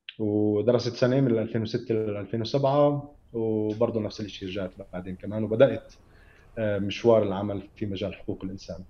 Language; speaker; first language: Arabic; native; Arabic